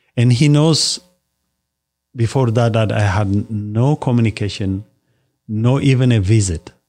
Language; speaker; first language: English; non-native, fluent; Amharic